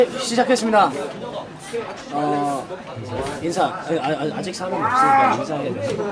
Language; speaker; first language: Korean; non-native, learner; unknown